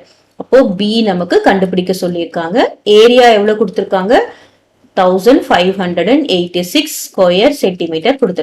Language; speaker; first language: Tamil; native; Tamil